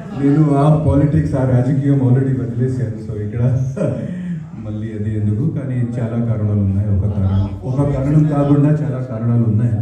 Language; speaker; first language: Telugu; non-native, fluent; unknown